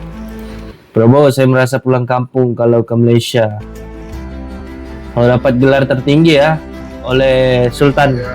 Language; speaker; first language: Malay; native; Malay